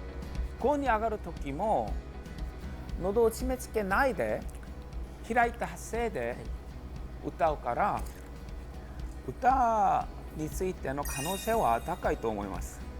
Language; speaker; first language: Japanese; non-native, learner; Korean